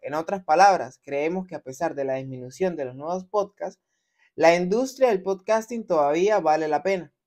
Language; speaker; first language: Spanish; native; Spanish